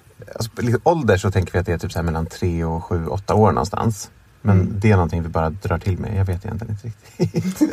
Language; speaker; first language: Swedish; native; Swedish